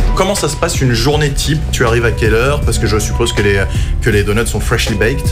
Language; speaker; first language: French; native; French